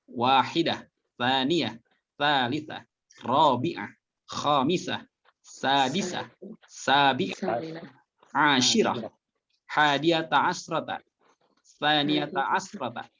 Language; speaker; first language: Arabic; non-native, fluent; Indonesian